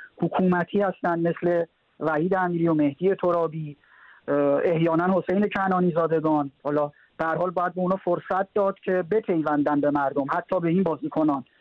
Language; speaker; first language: Persian; native; Persian